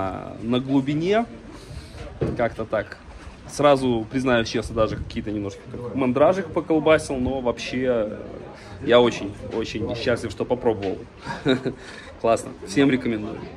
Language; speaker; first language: Russian; native; Russian